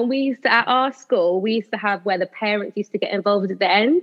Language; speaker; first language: English; native; English